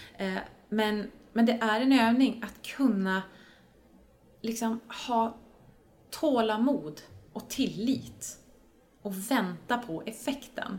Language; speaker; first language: Swedish; native; Swedish